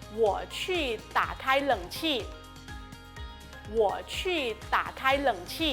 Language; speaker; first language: Chinese; non-native, learner; Thai